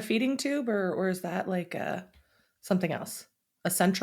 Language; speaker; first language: English; native; English